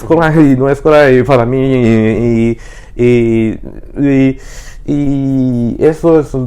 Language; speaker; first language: Spanish; non-native, learner; Japanese